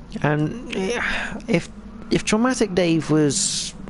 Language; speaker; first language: English; native; English